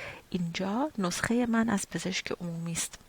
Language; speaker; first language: Persian; native; Persian